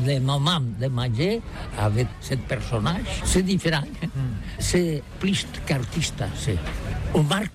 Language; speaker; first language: French; non-native, learner; Catalan